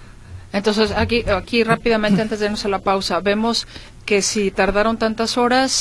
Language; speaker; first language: Spanish; native; Spanish